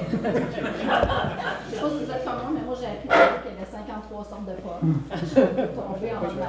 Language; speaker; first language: French; native; French